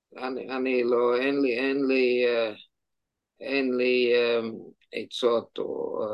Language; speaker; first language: Hebrew; non-native, fluent; English